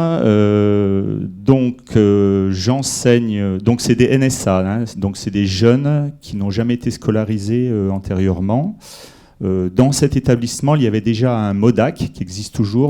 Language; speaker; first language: French; native; French